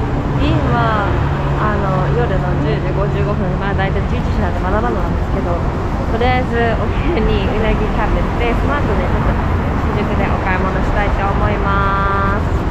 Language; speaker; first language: Japanese; native; Japanese